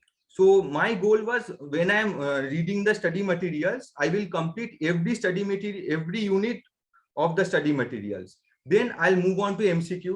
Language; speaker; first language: English; non-native, local second language; Bangla